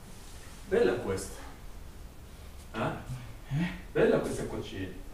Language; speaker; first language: Italian; non-native, learner; Arabic